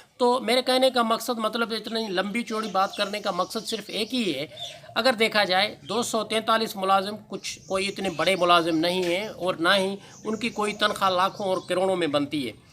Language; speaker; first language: Urdu; non-native, local second language; Sindhi